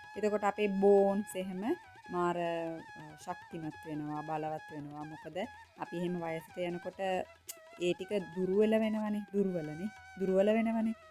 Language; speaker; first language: Sinhala; non-native, local second language; Tamil